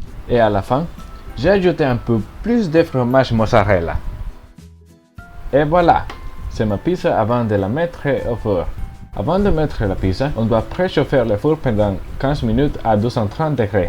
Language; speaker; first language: French; non-native, learner; Spanish